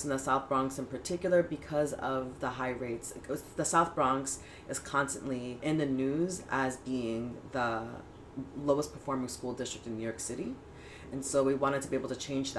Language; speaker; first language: English; early bilingual, other home language; Spanish